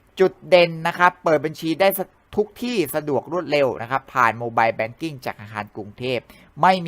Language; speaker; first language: Thai; native; Thai